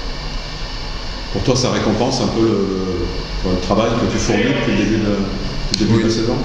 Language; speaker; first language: French; native; French